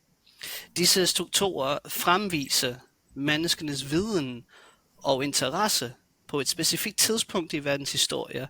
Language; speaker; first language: Danish; native; Danish